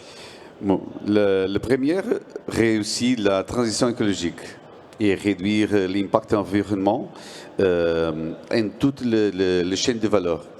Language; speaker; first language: French; non-native, learner; Portuguese